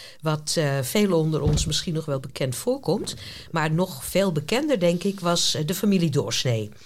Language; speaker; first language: Dutch; native; Dutch